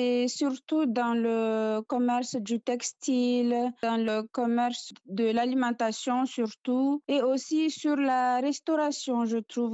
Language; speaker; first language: French; non-native, local second language; Comorian